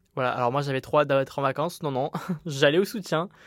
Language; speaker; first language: French; native; French